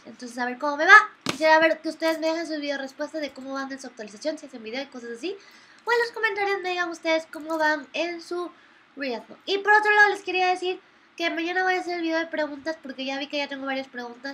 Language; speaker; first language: Spanish; native; Spanish